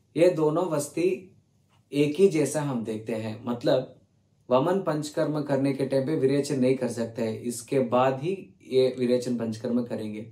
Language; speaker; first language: Hindi; non-native, learner; Tamil